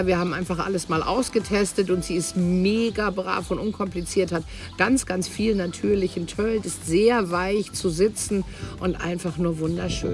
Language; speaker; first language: German; native; German